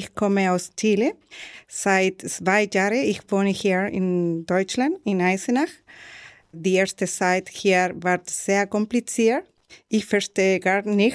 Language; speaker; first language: German; non-native, learner; Spanish